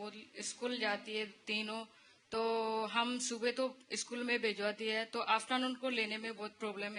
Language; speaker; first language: Hindi; non-native, learner; Rohingya